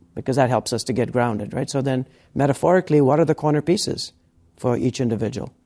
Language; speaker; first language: English; native; English